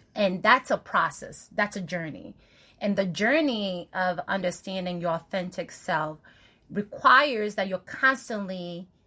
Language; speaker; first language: English; early bilingual, other home language; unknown